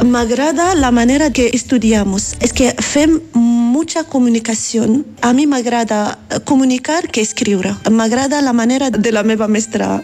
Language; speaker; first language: Catalan; non-native, learner; Arabic